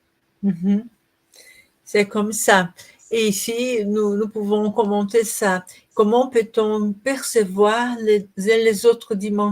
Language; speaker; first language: French; non-native, learner; Portuguese